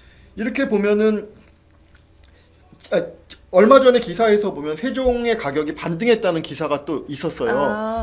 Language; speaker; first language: Korean; native; Korean